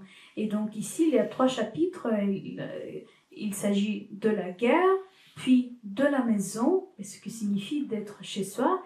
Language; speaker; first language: French; non-native, fluent; Ukrainian